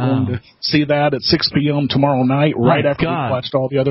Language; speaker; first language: English; native; English